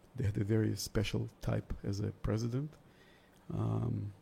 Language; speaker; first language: English; early bilingual, other home language; Russian